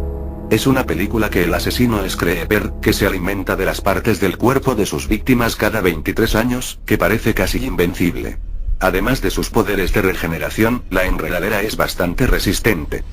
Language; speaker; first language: Spanish; native; Spanish